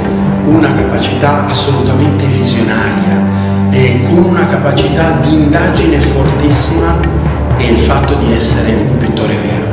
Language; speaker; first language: Italian; native; Italian